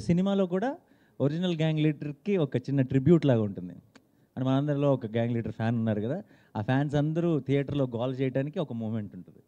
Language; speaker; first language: Telugu; native; Telugu